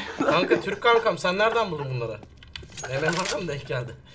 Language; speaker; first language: Turkish; native; Turkish